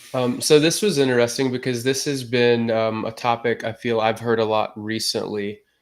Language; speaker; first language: English; native; English